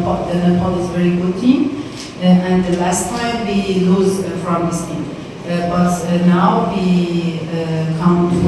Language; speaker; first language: English; non-native, fluent; Persian